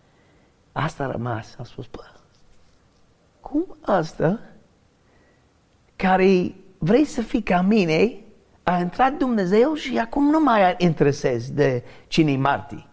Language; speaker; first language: Romanian; non-native, learner; English